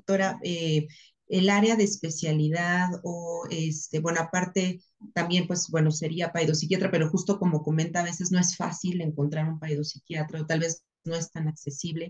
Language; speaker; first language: Spanish; native; Spanish